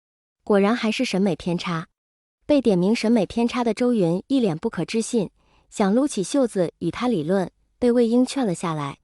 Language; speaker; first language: Chinese; native; Chinese